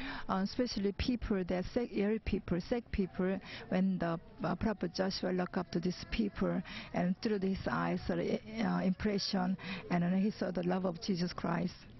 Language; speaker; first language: English; non-native, fluent; Korean